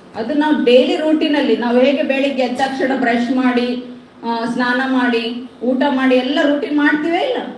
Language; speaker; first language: Kannada; non-native, local second language; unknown